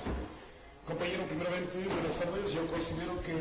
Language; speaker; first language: Spanish; native; Spanish